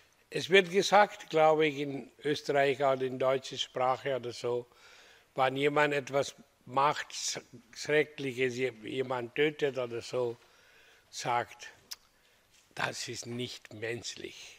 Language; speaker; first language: German; non-native, fluent; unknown